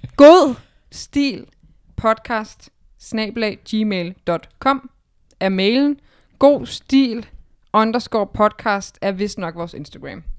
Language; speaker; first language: Danish; native; Danish